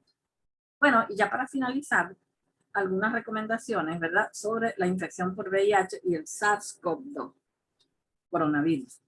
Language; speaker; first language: Spanish; native; Spanish